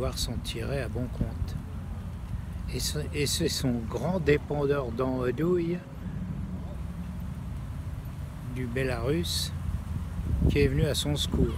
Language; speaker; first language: French; native; French